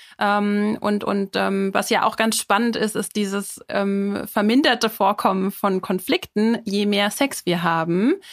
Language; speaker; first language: German; native; German